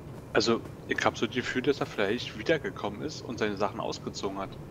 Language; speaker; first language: German; native; German